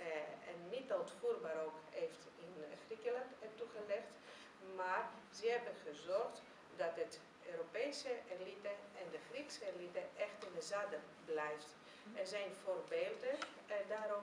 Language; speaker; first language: Dutch; non-native, fluent; Greek